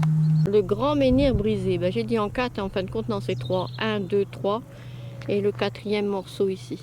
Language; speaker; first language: French; native; French